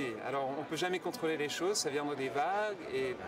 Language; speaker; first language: French; non-native, fluent; English